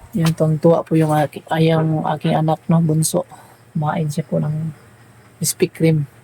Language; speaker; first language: Filipino; non-native, local second language; Cebuano